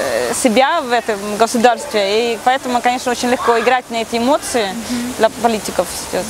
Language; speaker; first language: Russian; non-native, fluent; Swedish